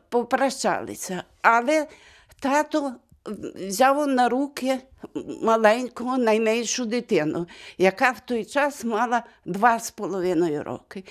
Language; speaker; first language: Ukrainian; native; Ukrainian